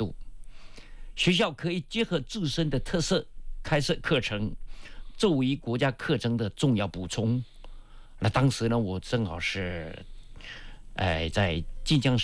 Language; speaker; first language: Chinese; non-native, local second language; Min Nan Chinese